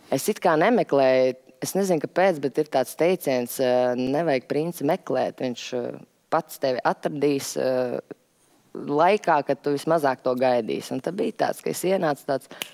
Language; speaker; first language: Latvian; native; Latvian